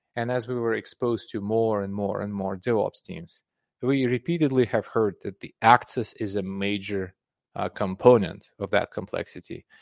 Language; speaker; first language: English; non-native, fluent; Russian